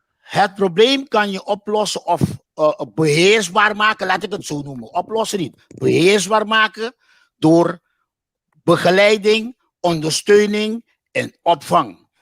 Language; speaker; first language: Dutch; non-native, local second language; Papiamento